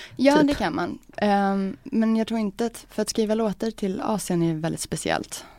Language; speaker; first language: Swedish; early bilingual, other home language; English